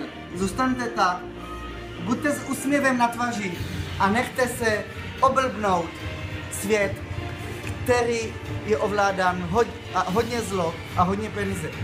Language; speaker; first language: Czech; early bilingual, heritage; Czech